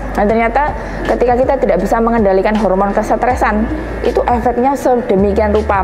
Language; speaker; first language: Indonesian; native; Indonesian